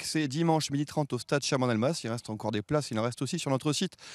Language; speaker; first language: French; native; French